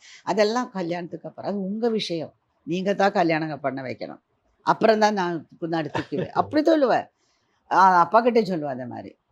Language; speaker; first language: Tamil; non-native, learner; Malayalam